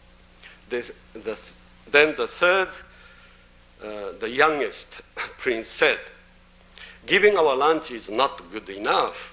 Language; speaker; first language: English; non-native, fluent; Japanese